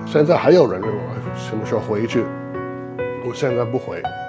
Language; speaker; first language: Chinese; non-native, learner; English